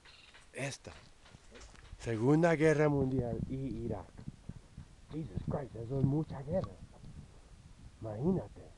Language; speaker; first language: Spanish; non-native, fluent; English